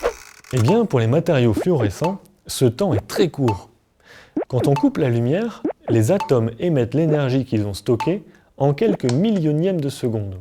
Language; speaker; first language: French; native; French